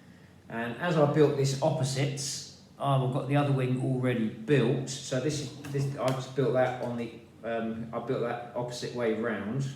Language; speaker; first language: English; native; English